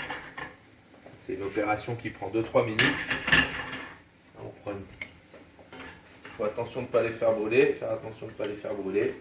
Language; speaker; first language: French; native; French